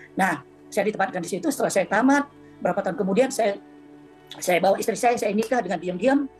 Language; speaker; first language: Indonesian; native; Indonesian